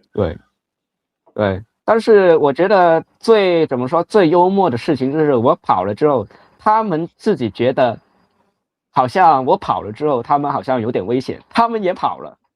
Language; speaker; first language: Chinese; non-native, local second language; Cantonese